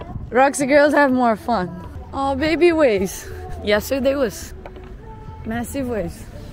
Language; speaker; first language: English; non-native, fluent; Portuguese